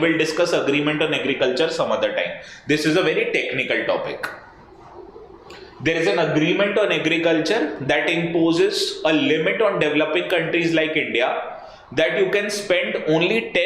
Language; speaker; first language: English; non-native, local second language; Hindi